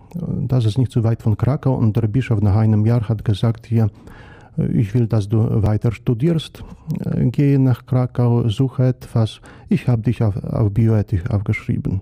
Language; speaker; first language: German; non-native, fluent; Polish